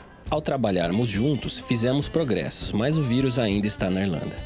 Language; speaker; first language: Portuguese; native; Portuguese